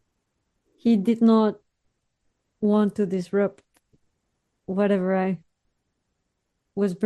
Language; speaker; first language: English; non-native, fluent; Spanish